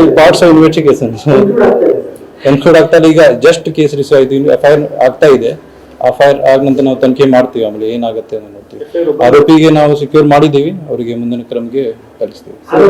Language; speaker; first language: Kannada; non-native, local second language; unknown